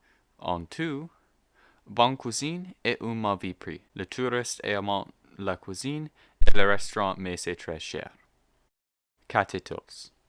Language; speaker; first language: French; non-native, learner; English